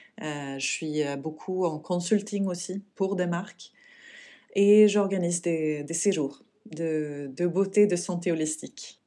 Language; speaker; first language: French; non-native, fluent; Swedish